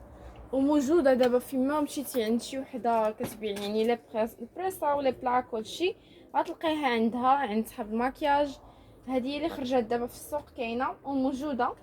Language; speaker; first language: Arabic; native; Arabic